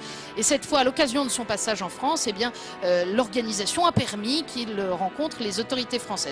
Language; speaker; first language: French; native; French